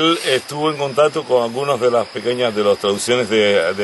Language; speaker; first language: Spanish; native; Spanish